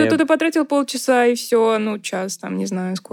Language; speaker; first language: Russian; native; Russian